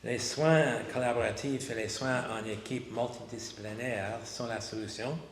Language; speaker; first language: French; non-native, local second language; English